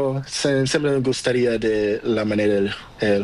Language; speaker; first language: Spanish; non-native, learner; Portuguese